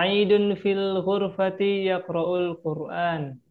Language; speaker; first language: Arabic; non-native, learner; Indonesian